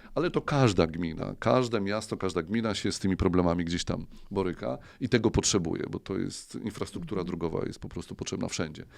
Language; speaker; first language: Polish; native; Polish